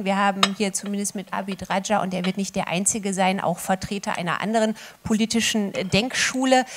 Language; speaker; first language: German; native; German